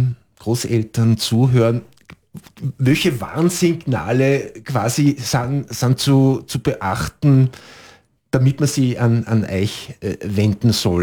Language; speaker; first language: German; native; German